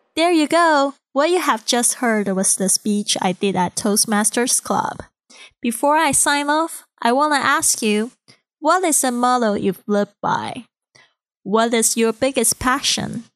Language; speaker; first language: English; non-native, fluent; Chinese